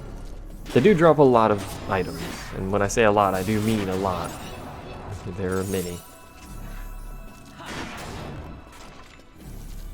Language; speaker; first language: English; native; English